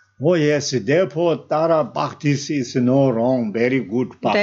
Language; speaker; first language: English; non-native, learner; Tibetan